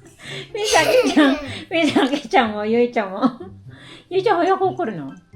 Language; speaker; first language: Japanese; non-native, fluent; Filipino